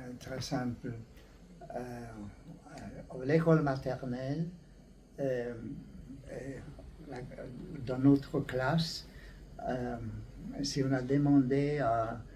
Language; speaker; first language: French; non-native, learner; Hungarian